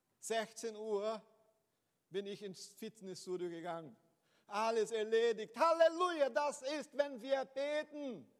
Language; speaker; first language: German; non-native, fluent; Portuguese